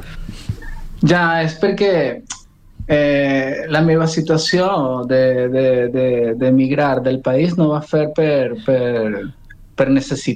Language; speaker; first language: Catalan; non-native, learner; Spanish